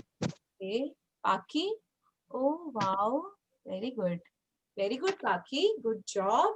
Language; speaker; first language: English; non-native, local second language; Hindi